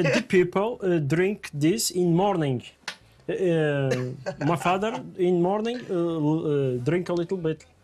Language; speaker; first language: English; non-native, learner; Portuguese